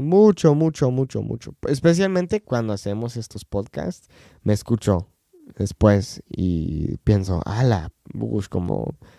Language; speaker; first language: Spanish; non-native, fluent; English